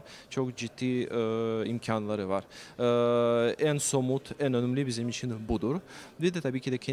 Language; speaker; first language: Turkish; non-native, fluent; Russian